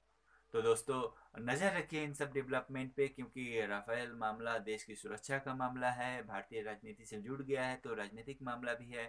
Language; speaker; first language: Hindi; native; Hindi